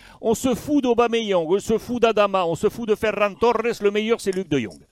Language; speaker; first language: French; native; French